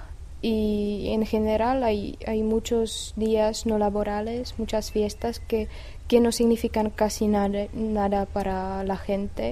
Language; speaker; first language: Spanish; non-native, fluent; Czech